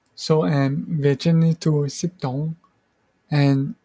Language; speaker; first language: English; non-native, fluent; Morisyen